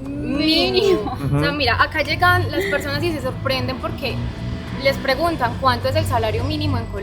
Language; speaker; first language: Spanish; native; Spanish